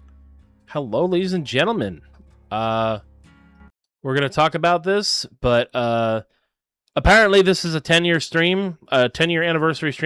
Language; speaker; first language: English; native; English